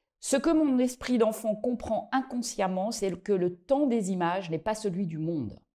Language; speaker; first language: French; native; French